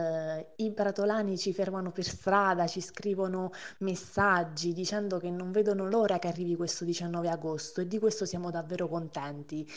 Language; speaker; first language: Italian; native; Italian